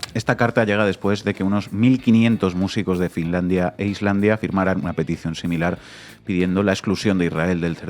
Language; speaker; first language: Spanish; native; Spanish